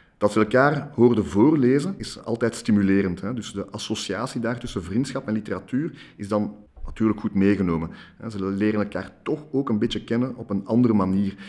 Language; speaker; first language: Dutch; non-native, local second language; French